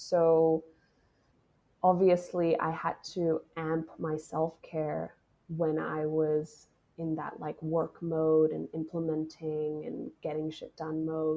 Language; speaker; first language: English; non-native, local second language; Cantonese